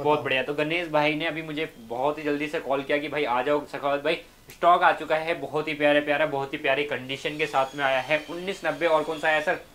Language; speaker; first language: Hindi; native; Hindi